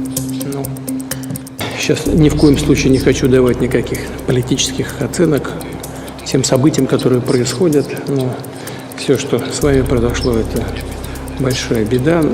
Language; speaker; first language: Russian; native; Russian